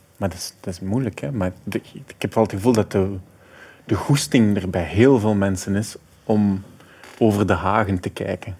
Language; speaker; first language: Dutch; native; Dutch